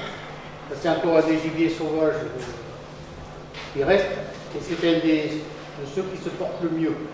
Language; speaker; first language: French; native; French